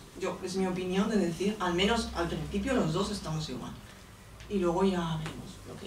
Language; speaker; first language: Spanish; native; Spanish